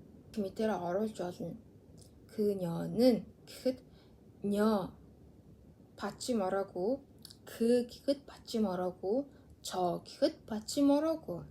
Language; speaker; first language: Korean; non-native, fluent; Mongolian